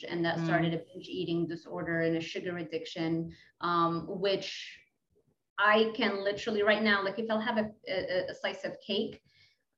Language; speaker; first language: English; non-native, fluent; Arabic